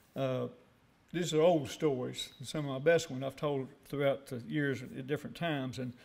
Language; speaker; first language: English; native; English